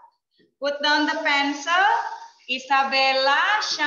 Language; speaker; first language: English; non-native, fluent; Indonesian